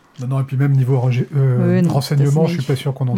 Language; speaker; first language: French; native; French